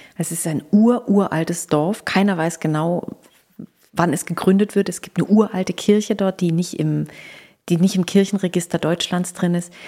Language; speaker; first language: German; native; German